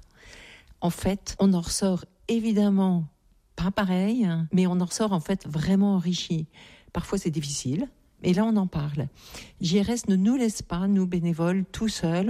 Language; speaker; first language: French; native; French